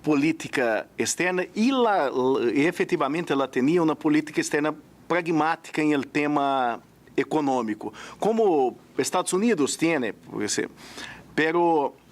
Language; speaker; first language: Spanish; non-native, fluent; Portuguese